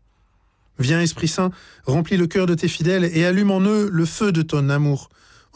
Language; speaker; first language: French; native; French